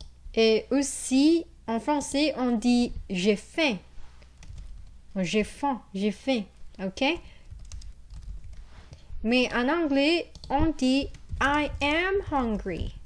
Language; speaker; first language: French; non-native, fluent; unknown